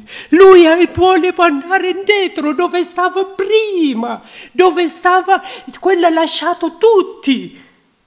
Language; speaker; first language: Italian; non-native, learner; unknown